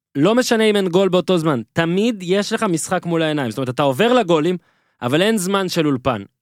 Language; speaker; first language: Hebrew; native; Hebrew